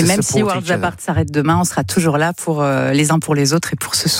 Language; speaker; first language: French; native; French